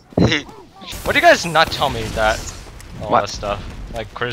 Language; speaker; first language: English; native; English